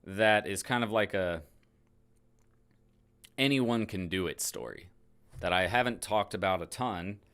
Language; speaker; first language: English; native; English